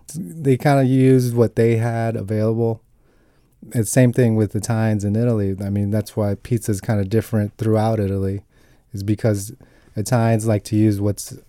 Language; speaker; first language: English; non-native, fluent; Italian